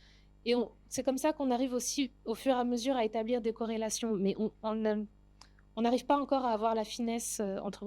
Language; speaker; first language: French; native; French